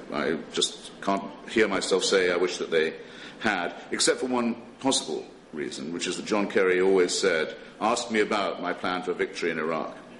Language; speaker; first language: English; native; English